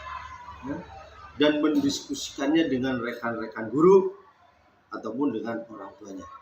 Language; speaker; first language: Indonesian; native; Indonesian